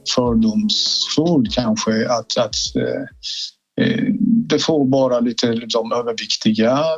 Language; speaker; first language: Swedish; non-native, fluent; Persian